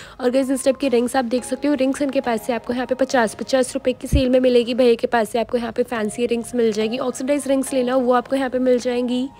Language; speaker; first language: Hindi; native; Hindi